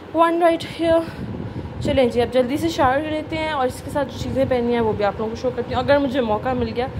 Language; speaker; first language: Urdu; native; Urdu